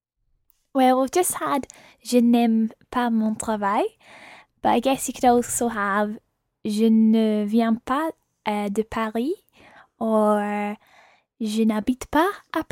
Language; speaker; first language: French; non-native, learner; English